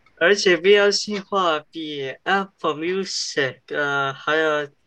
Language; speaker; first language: Chinese; early bilingual, heritage; English